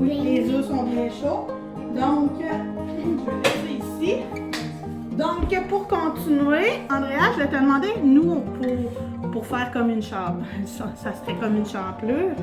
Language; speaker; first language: French; native; French